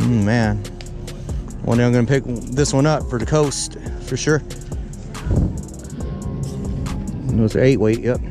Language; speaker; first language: English; native; English